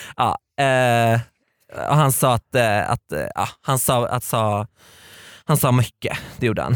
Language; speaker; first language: Swedish; native; Swedish